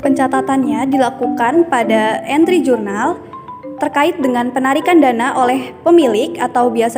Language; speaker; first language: Indonesian; native; Indonesian